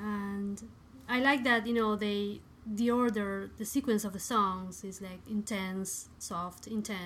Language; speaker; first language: English; non-native, fluent; Spanish